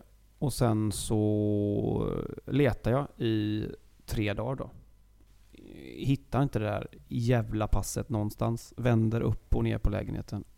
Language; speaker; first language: Swedish; native; Swedish